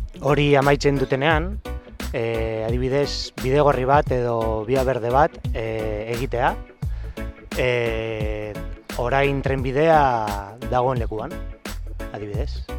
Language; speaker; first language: Basque; non-native, learner; Spanish